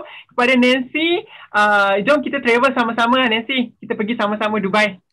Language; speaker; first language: Malay; native; Malay